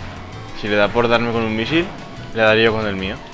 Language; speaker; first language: Spanish; native; Spanish